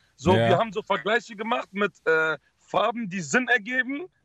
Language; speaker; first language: German; early bilingual, other home language; Dutch